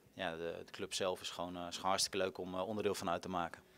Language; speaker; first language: Dutch; native; Dutch